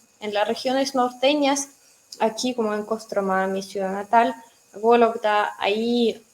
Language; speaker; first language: Spanish; non-native, fluent; Russian